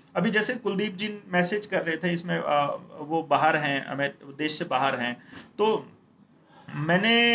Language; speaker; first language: Hindi; native; Hindi